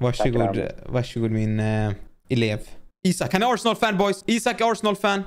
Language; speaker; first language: Swedish; native; Swedish